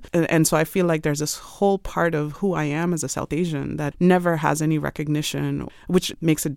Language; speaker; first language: English; non-native, local second language; Urdu